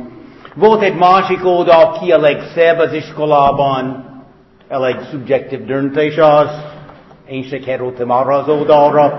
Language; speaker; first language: Hungarian; non-native, fluent; English